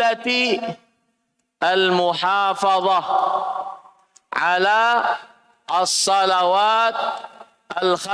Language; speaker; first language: Arabic; non-native, fluent; Indonesian